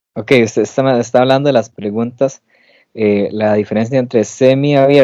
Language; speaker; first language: Spanish; native; Spanish